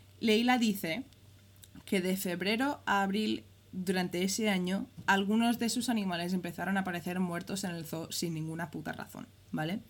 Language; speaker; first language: Spanish; early bilingual, other home language; English